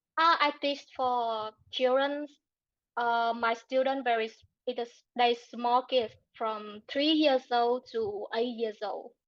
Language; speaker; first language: English; non-native, learner; Vietnamese